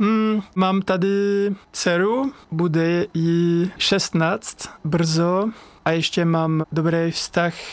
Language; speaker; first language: Czech; non-native, learner; French